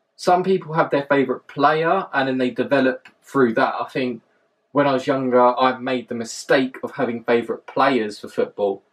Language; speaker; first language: English; native; English